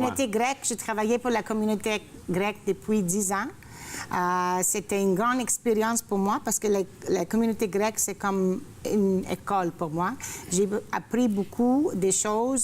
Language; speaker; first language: French; non-native, fluent; Greek